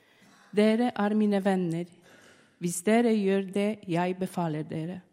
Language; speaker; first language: Norwegian; non-native, fluent; Polish